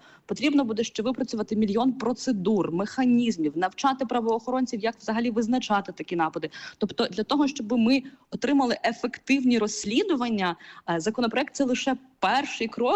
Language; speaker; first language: Ukrainian; native; Ukrainian